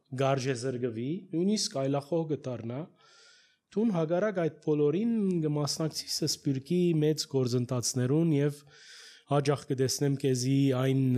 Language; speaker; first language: Armenian; early bilingual, heritage; Armenian